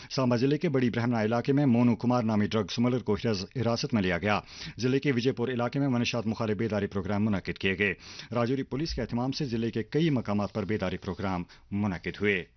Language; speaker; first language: Urdu; non-native, local second language; Kashmiri